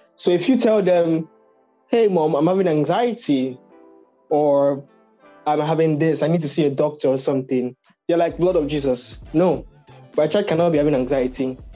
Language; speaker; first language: English; non-native, local second language; Yoruba